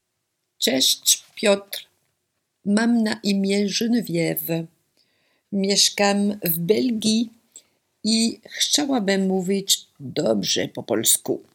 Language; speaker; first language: Polish; non-native, learner; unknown